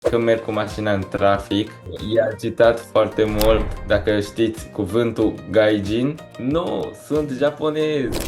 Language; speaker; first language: Romanian; early bilingual, heritage; Romanian